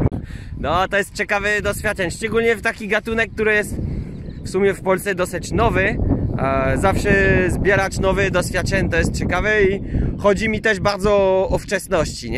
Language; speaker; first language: Polish; non-native, fluent; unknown